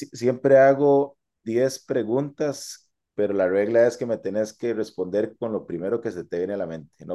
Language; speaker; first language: Spanish; native; Spanish